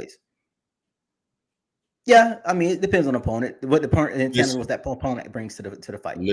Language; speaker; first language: English; native; English